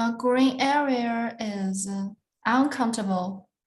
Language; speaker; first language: English; non-native, learner; Chinese